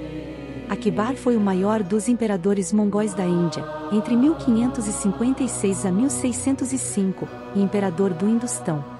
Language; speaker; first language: Portuguese; native; Portuguese